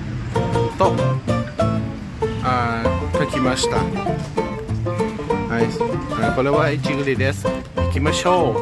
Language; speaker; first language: Japanese; non-native, learner; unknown